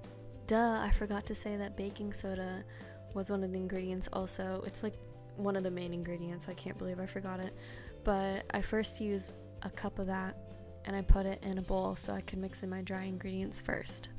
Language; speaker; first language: English; native; English